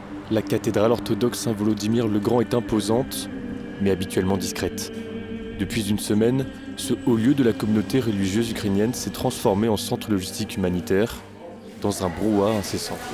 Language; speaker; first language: French; native; French